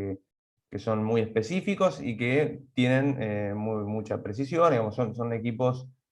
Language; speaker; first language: Spanish; native; Spanish